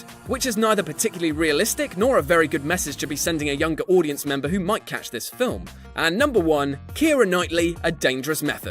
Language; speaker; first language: English; native; English